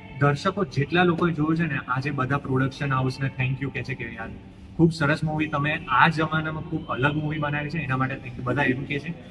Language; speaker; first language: Gujarati; native; Gujarati